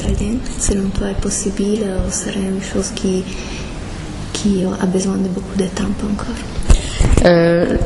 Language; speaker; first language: French; non-native, learner; Italian